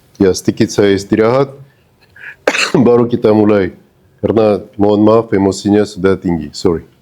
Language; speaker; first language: Indonesian; non-native, fluent; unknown